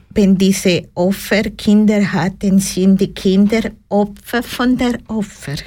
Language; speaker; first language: German; non-native, learner; Spanish